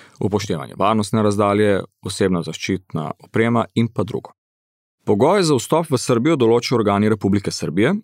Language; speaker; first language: Slovenian; early bilingual, heritage; Slovenian